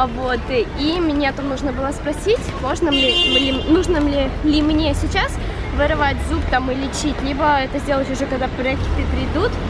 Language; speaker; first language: Russian; native; Russian